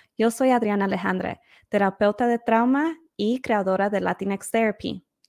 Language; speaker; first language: Spanish; early bilingual, heritage; Spanish